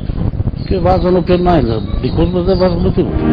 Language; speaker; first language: Greek; non-native, local second language; Macedonian